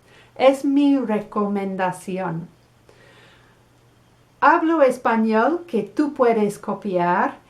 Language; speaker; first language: Spanish; non-native, fluent; English